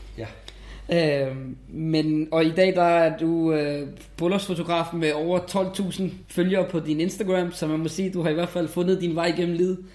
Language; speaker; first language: Danish; native; Danish